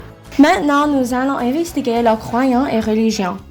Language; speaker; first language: French; non-native, local second language; English